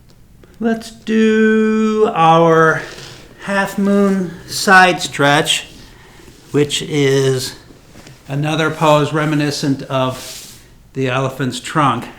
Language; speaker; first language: English; native; English